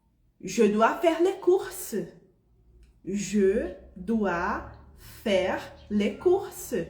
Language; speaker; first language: French; non-native, fluent; Portuguese